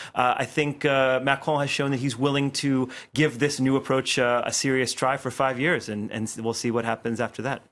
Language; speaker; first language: English; native; English